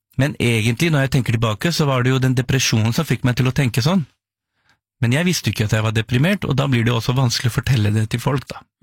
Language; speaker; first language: Norwegian; early bilingual, other home language; Urdu